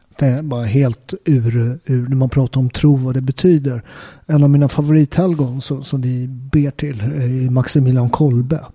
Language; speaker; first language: Swedish; early bilingual, other home language; Italian